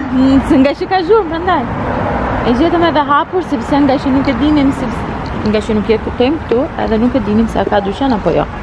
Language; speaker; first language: Albanian; early bilingual, heritage; Albanian